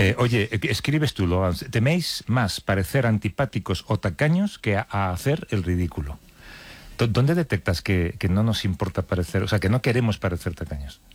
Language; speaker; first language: Spanish; native; Spanish